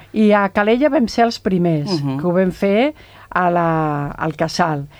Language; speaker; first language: Catalan; non-native, local second language; Spanish